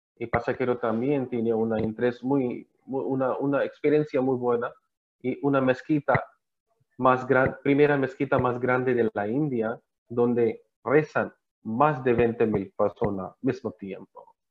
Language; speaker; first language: Spanish; non-native, learner; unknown